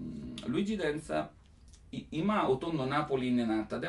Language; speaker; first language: Japanese; non-native, learner; Italian